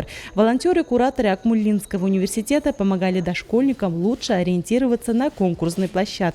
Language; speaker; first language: Russian; native; Russian